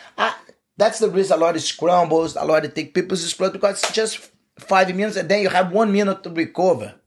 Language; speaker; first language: English; non-native, learner; Portuguese